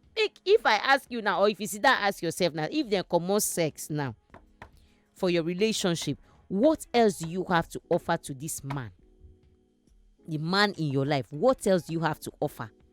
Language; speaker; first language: Nigerian Pidgin; native; Nigerian Pidgin